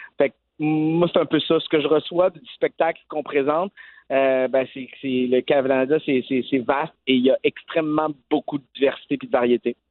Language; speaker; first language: French; native; French